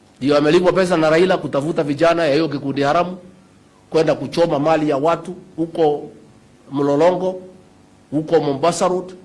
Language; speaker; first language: Swahili; non-native, local second language; Kikuyu